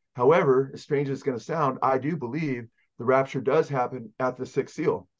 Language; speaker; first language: English; native; English